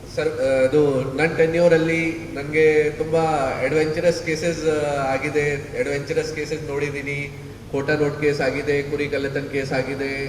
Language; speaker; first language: Kannada; non-native, learner; Hindi